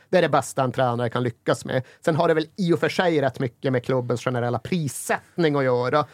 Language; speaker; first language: Swedish; native; Swedish